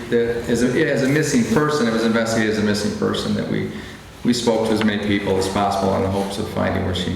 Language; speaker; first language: English; native; English